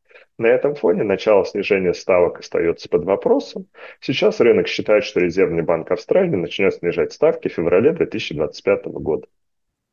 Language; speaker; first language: Russian; native; Russian